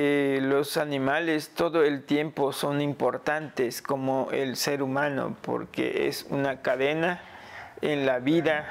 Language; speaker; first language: Spanish; non-native, local second language; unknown